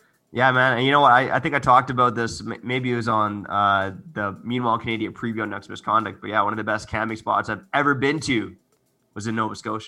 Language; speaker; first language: English; native; English